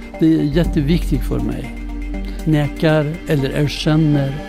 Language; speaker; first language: Swedish; non-native, fluent; Persian